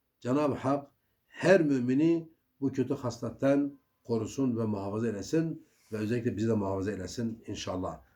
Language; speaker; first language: Turkish; native; Turkish